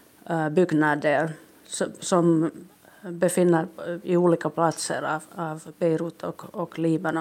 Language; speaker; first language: Swedish; non-native, local second language; Finnish